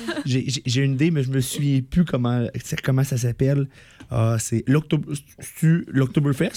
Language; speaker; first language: French; native; French